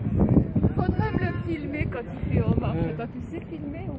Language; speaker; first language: French; native; French